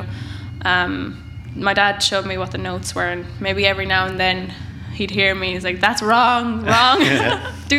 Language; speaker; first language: English; native; English